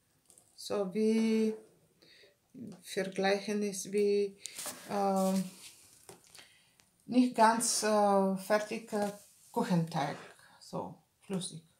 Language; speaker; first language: German; non-native, learner; Bulgarian